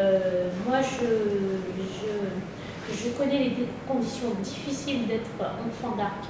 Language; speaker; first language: French; early bilingual, other home language; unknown